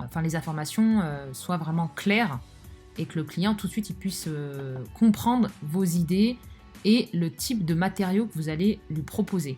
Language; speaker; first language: French; native; French